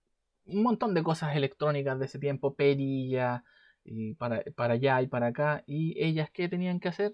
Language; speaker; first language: Spanish; native; Spanish